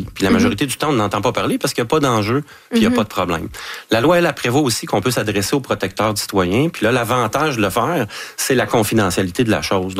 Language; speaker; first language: French; native; French